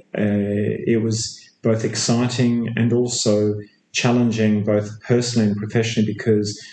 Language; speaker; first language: English; native; English